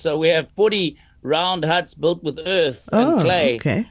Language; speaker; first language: English; native; English